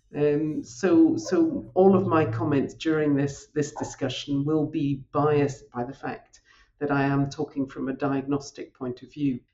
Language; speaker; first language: English; native; English